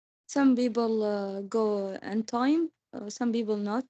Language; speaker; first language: English; non-native, learner; Arabic